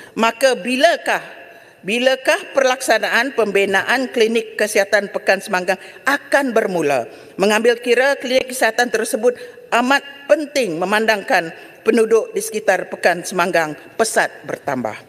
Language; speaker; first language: Malay; native; Malay